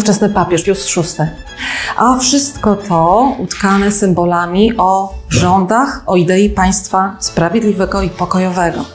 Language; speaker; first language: Polish; native; Polish